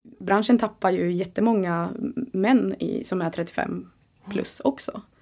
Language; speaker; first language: Swedish; native; Swedish